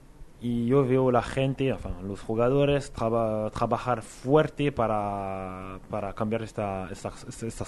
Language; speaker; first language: Spanish; non-native, fluent; French